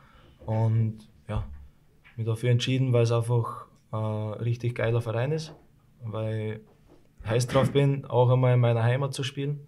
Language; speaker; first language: German; native; German